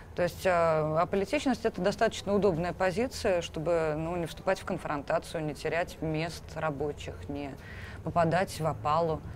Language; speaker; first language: Russian; native; Russian